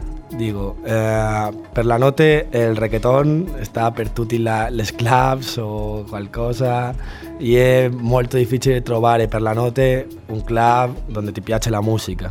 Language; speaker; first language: Italian; non-native, learner; Spanish